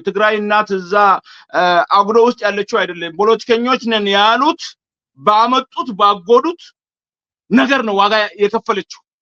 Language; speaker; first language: Amharic; non-native, local second language; Afar